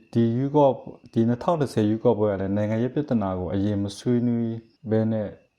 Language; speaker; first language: Burmese; non-native, local second language; Kachin